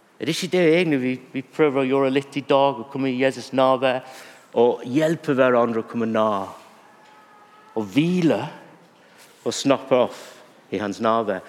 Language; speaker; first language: Norwegian; non-native, fluent; English